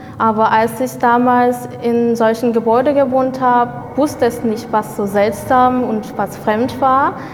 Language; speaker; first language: German; non-native, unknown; Korean